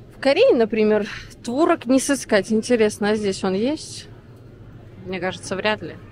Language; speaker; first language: Russian; native; Russian